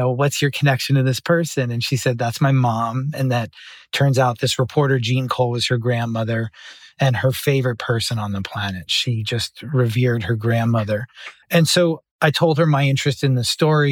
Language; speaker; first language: English; native; English